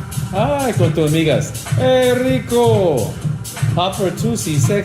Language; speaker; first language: Spanish; non-native, learner; English